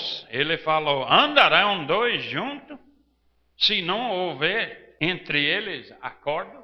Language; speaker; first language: Portuguese; non-native, fluent; English